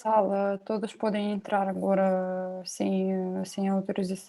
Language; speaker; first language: Portuguese; non-native, fluent; Russian